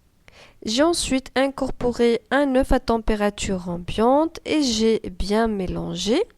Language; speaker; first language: French; non-native, local second language; Arabic